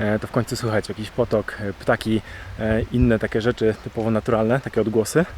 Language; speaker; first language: Polish; native; Polish